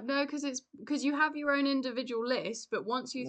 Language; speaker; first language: English; native; English